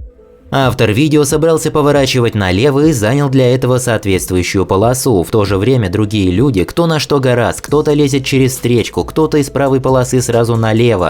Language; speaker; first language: Russian; native; Russian